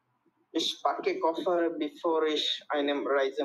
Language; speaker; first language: German; non-native, learner; Bangla